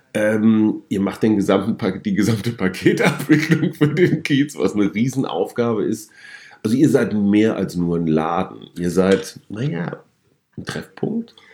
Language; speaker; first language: German; native; German